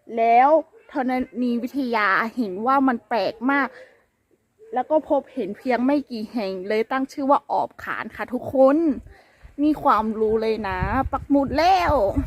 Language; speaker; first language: Thai; native; Thai